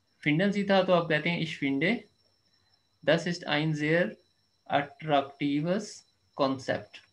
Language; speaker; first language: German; non-native, fluent; Urdu